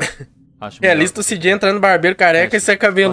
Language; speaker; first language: Portuguese; native; Portuguese